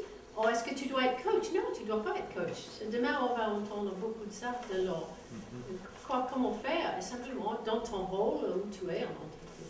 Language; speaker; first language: French; non-native, fluent; English